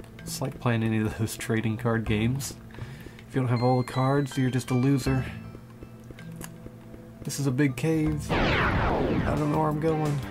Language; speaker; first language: English; native; English